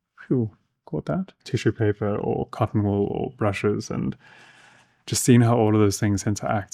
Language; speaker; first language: English; native; English